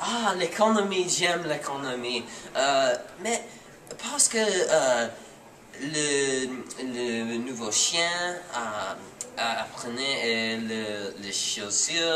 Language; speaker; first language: French; non-native, learner; English